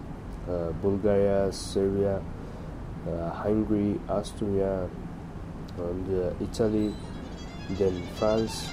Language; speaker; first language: English; non-native, learner; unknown